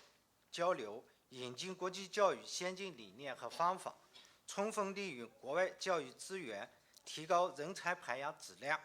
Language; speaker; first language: Chinese; native; Chinese